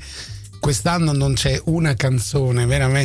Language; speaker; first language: Italian; native; Italian